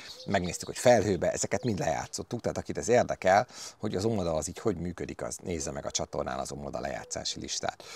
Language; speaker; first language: Hungarian; native; Hungarian